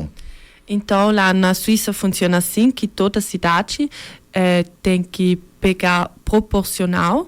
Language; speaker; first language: Portuguese; early bilingual, heritage; Portuguese